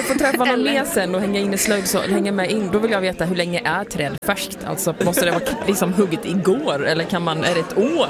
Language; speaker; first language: Swedish; native; Swedish